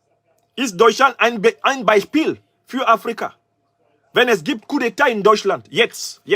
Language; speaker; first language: German; non-native, learner; French